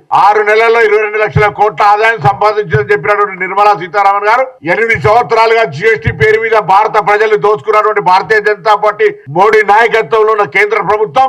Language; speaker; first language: Telugu; native; Telugu